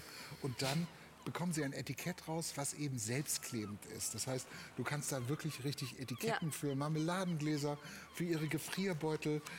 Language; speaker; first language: German; native; German